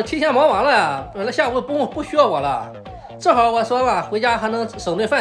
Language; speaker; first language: Chinese; native; Chinese